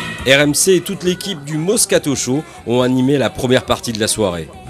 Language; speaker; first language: French; native; French